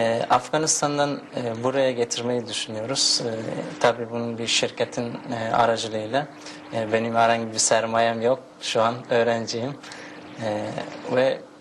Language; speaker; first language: Turkish; non-native, fluent; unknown